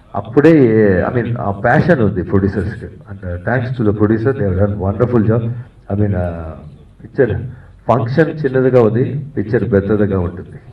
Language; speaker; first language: Telugu; non-native, fluent; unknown